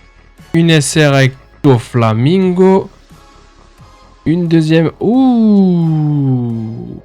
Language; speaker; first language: French; native; French